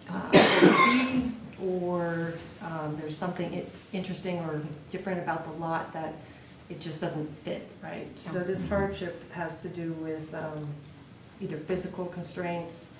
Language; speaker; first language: English; native; English